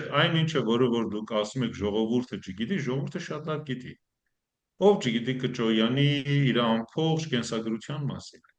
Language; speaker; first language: Armenian; early bilingual, heritage; Armenian